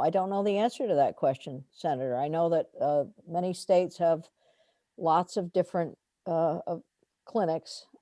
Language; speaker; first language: English; native; English